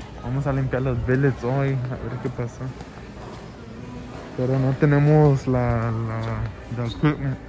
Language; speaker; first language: Spanish; non-native, local second language; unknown